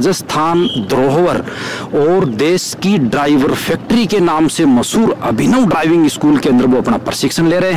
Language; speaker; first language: Hindi; native; Hindi